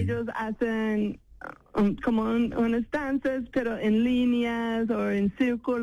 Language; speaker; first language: Spanish; non-native, fluent; English